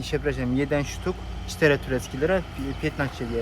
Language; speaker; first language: Polish; non-native, learner; Turkish